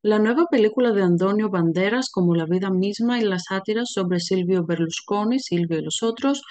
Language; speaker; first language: Spanish; non-native, fluent; Greek